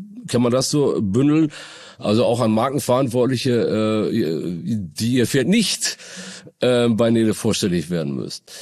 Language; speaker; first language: German; native; German